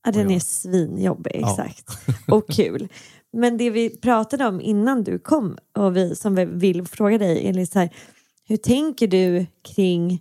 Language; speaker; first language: Swedish; native; Swedish